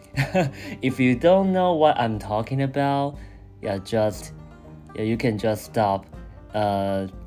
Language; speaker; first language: English; non-native, fluent; Chinese